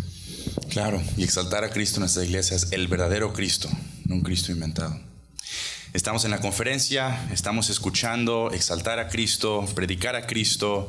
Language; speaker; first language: Spanish; native; Spanish